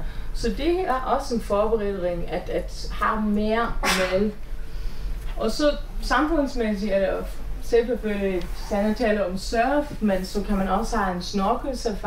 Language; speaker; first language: Danish; non-native, fluent; German